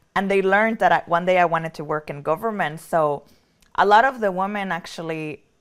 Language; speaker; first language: English; early bilingual, other home language; Spanish